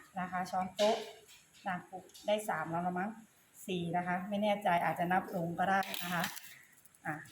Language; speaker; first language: Thai; native; Thai